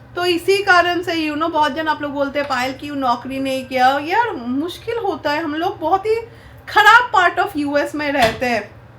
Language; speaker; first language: Hindi; non-native, local second language; Bangla